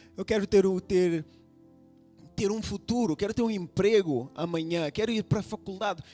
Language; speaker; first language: Portuguese; non-native, local second language; Kabuverdianu